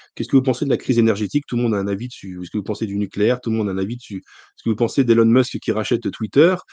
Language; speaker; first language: French; native; French